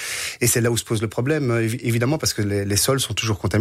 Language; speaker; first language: French; native; French